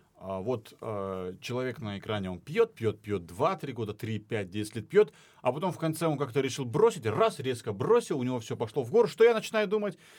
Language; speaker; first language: Russian; non-native, local second language; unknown